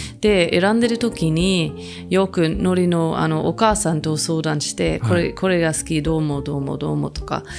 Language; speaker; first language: Japanese; non-native, fluent; English